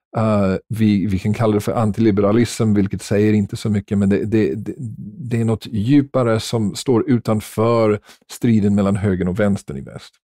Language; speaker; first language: Swedish; non-native, fluent; English